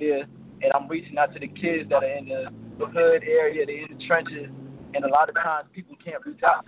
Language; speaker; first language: English; native; English